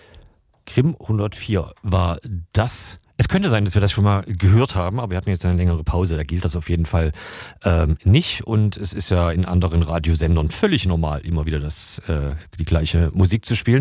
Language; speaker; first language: German; native; German